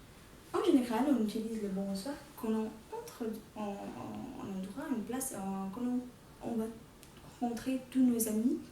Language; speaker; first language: French; non-native, fluent; Portuguese